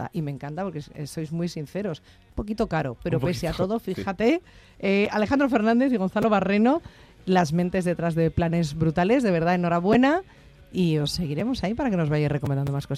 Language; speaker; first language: Spanish; native; Spanish